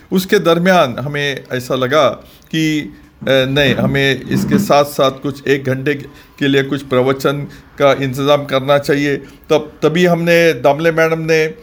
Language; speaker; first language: Hindi; non-native, local second language; Marathi